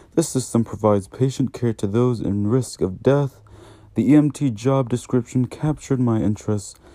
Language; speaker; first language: English; native; English